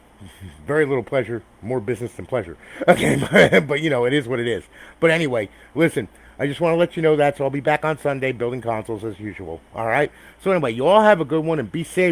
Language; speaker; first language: English; native; English